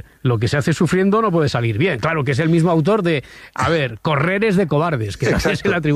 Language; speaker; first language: Spanish; native; Spanish